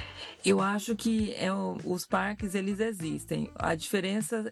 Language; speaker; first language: Portuguese; native; Portuguese